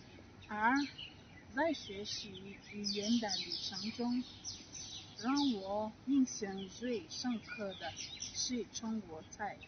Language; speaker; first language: Chinese; non-native, learner; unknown